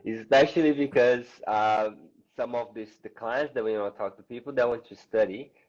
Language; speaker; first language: English; non-native, fluent; Portuguese